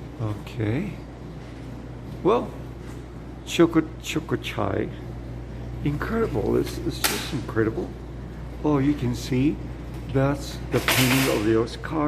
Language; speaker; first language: English; non-native, fluent; Spanish